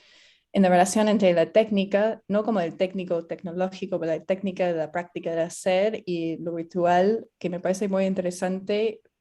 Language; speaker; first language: Spanish; non-native, fluent; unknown